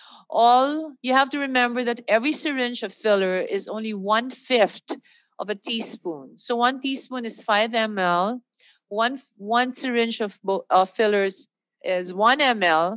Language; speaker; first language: English; non-native, local second language; Filipino